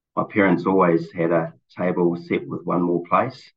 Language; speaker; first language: English; native; English